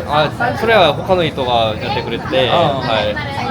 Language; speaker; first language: Japanese; non-native, fluent; Korean